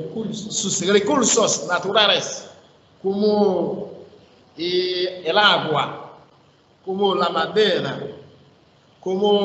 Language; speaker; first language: Spanish; non-native, learner; Haitian Creole